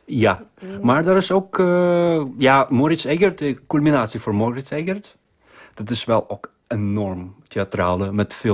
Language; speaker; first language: Dutch; non-native, fluent; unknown